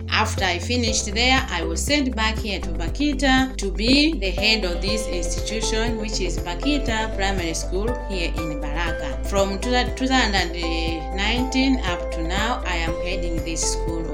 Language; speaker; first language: English; non-native, local second language; Nyanja